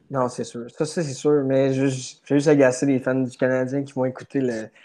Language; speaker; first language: French; native; French